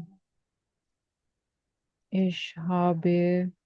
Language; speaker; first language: German; non-native, fluent; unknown